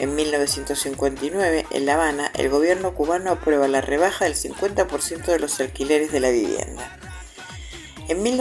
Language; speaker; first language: Spanish; native; Spanish